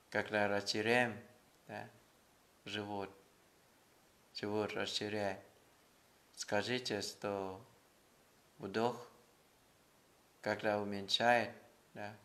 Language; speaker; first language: Russian; non-native, learner; Thai